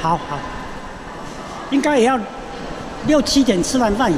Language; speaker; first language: Chinese; native; Chinese